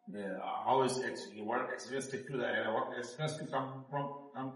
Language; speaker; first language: English; non-native, learner; Bangla